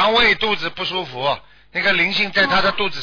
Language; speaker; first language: Chinese; native; Chinese